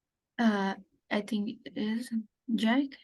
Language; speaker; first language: English; non-native, learner; Vietnamese